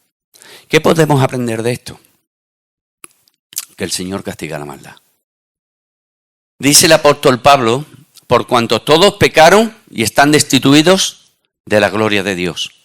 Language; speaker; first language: Spanish; native; Spanish